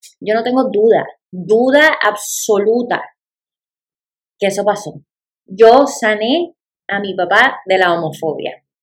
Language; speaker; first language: Spanish; native; Spanish